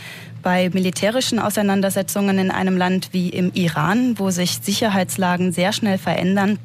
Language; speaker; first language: German; native; German